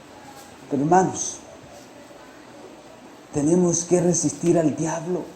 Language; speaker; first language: Spanish; native; Spanish